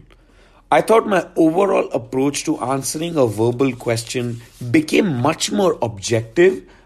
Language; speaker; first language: English; non-native, local second language; Hindi